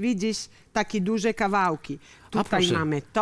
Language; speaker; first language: Polish; non-native, learner; Italian